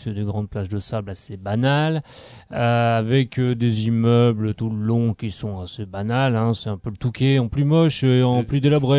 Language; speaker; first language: French; native; French